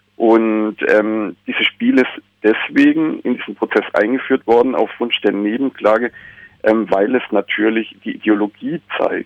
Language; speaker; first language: German; native; German